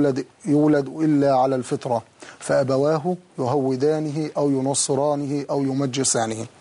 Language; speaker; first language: Arabic; native; Arabic